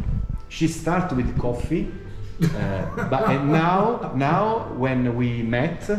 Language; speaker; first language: English; non-native, learner; Italian